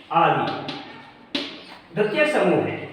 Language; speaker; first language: Hindi; native; Hindi